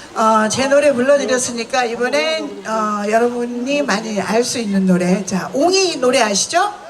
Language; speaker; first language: Korean; native; Korean